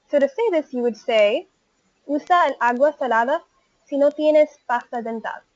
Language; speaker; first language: Spanish; non-native, learner; English